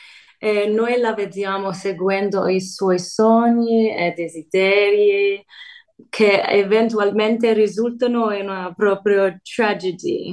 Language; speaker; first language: Italian; early bilingual, heritage; English